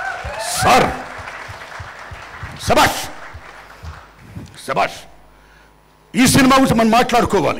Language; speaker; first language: Telugu; native; Telugu